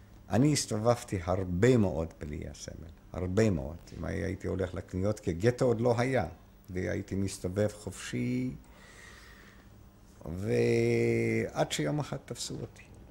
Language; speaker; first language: Hebrew; non-native, fluent; Polish